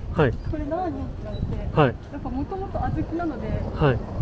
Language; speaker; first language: Japanese; native; Japanese